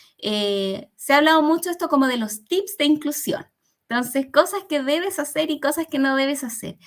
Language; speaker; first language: Spanish; early bilingual, other home language; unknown